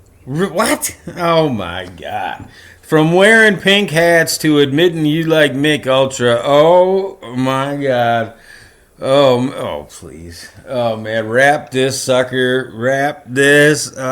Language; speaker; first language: English; native; English